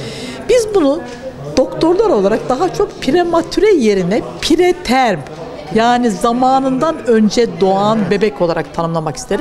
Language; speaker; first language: Turkish; native; Turkish